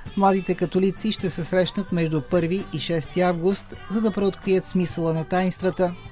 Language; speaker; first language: Bulgarian; native; Bulgarian